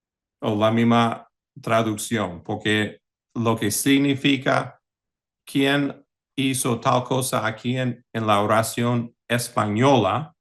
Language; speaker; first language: Spanish; early bilingual, heritage; English